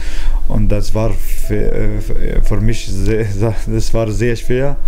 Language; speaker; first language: German; non-native, learner; Arabic